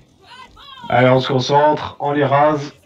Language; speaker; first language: French; native; French